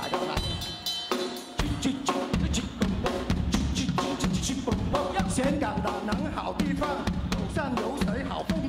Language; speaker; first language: Chinese; early bilingual, heritage; Chinese